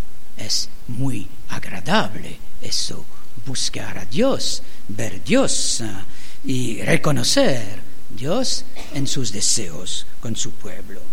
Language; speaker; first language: Spanish; non-native, learner; German